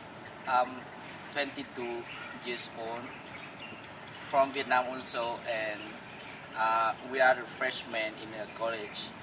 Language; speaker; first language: English; non-native, fluent; Vietnamese